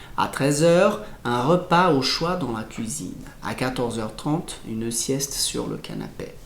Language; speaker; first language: French; non-native, fluent; Portuguese